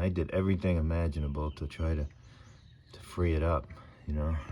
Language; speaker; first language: English; native; English